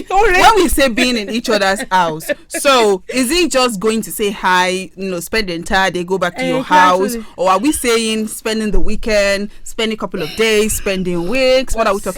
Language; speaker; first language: English; non-native, local second language; Yoruba